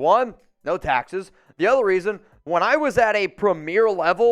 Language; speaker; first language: English; native; English